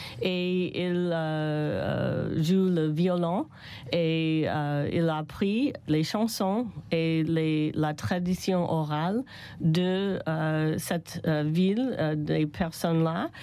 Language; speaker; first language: French; non-native, learner; English